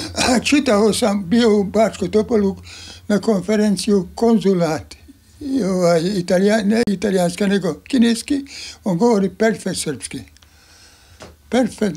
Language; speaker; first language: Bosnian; non-native, local second language; Hungarian